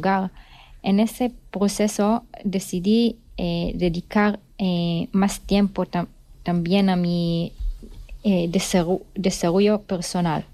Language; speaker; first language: Spanish; non-native, learner; Hebrew